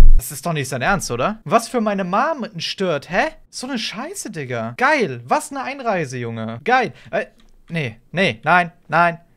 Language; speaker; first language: German; native; German